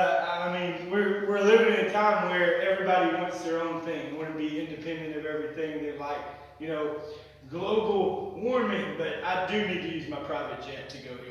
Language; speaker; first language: English; native; English